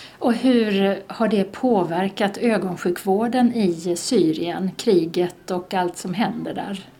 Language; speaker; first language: Swedish; native; Swedish